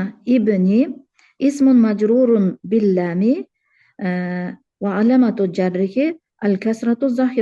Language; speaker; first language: Arabic; non-native, learner; Uzbek